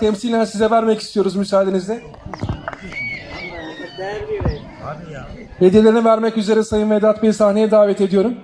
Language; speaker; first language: Turkish; native; Turkish